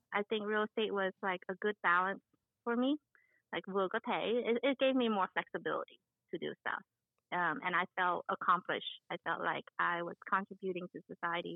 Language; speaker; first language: English; early bilingual, other home language; Vietnamese